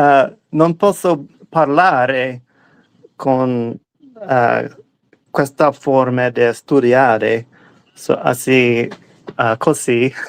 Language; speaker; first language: Italian; non-native, learner; English